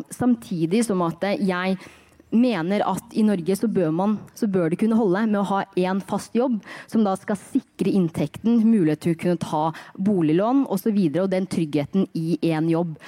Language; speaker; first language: Norwegian; early bilingual, other home language; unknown